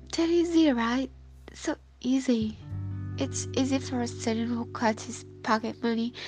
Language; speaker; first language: English; non-native, fluent; Indonesian